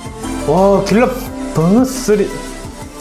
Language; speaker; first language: Indonesian; non-native, learner; Korean